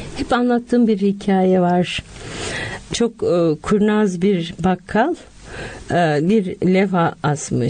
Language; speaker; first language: Turkish; native; Turkish